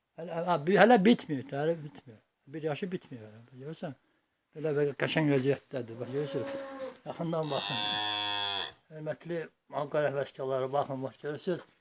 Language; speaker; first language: Azerbaijani; non-native, local second language; Avaric